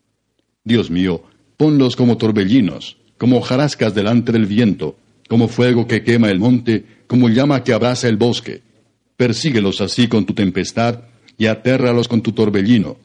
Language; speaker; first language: Spanish; native; Spanish